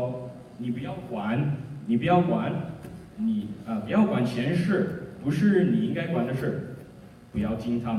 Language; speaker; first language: Chinese; early bilingual, heritage; Chinese